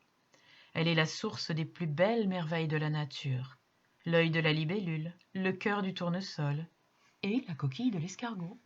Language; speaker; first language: French; native; French